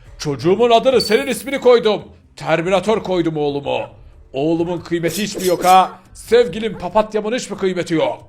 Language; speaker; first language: Turkish; native; Turkish